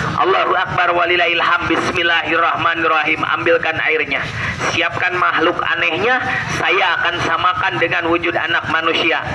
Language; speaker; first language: Indonesian; non-native, local second language; Sundanese